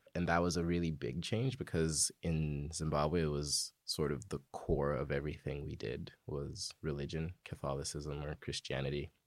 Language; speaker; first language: English; native; English